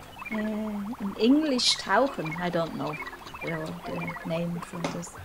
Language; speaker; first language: English; non-native, learner; German